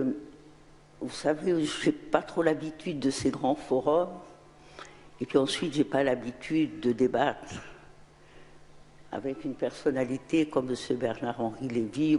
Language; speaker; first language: French; non-native, local second language; Arabic